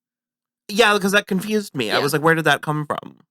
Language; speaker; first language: English; native; English